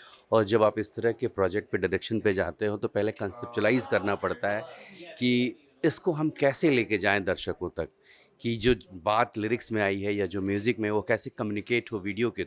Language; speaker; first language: Hindi; native; Hindi